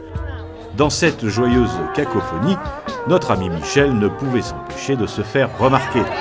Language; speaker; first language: French; native; French